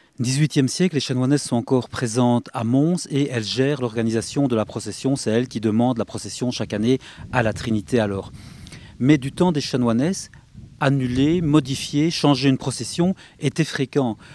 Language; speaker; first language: French; native; French